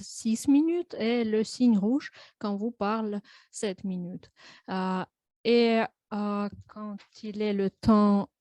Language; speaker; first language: French; non-native, learner; Russian